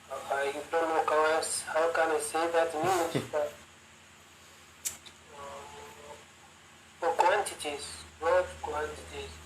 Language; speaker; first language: English; non-native, learner; Turkish